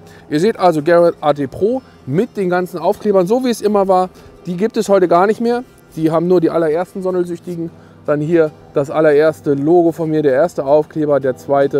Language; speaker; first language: German; native; German